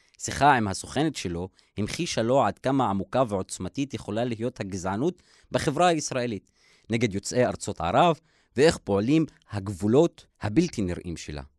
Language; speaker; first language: Hebrew; non-native, local second language; Arabic